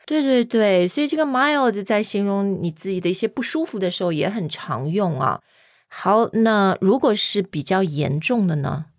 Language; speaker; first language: Chinese; native; Chinese